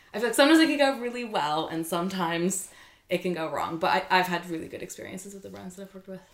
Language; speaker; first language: English; non-native, fluent; Dutch